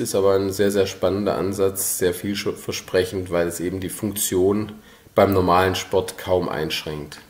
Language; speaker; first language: German; native; German